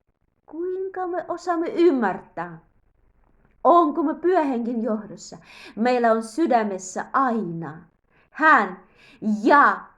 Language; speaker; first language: Finnish; non-native, learner; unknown